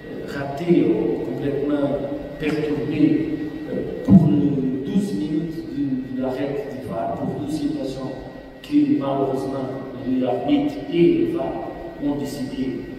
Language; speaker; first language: French; non-native, fluent; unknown